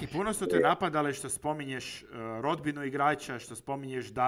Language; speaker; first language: Croatian; native; Croatian